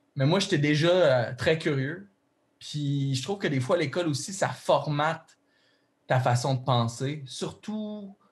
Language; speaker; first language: French; native; French